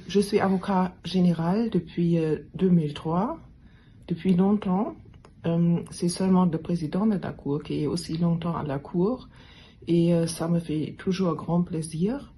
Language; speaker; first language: French; non-native, fluent; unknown